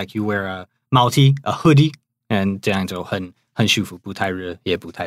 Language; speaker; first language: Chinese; non-native, fluent; English